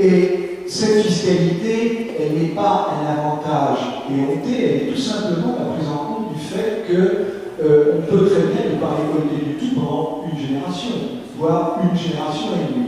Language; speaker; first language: French; native; French